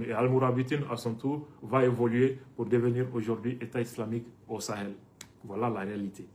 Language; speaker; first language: French; non-native, local second language; Bambara